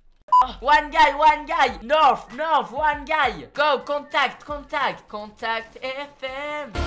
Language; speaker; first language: English; non-native, learner; French